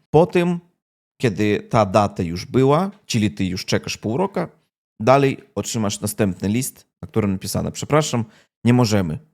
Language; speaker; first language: Polish; non-native, learner; Russian